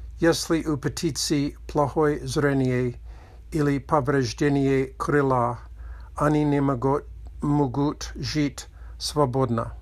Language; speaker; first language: Russian; non-native, learner; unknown